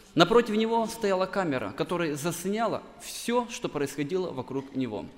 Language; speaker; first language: Russian; non-native, local second language; Bulgarian